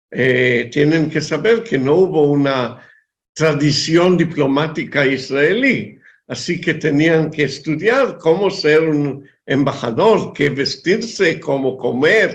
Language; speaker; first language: Spanish; non-native, fluent; Hebrew